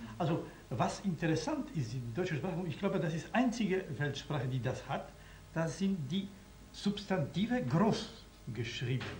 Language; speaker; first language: German; non-native, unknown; Polish